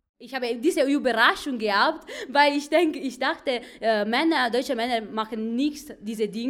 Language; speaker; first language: German; non-native, learner; Italian